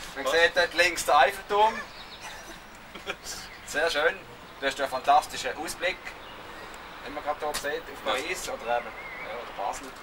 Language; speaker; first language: German; native; German